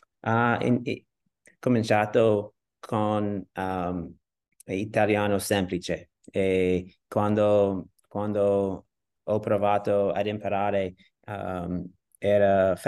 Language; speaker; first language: Italian; non-native, learner; English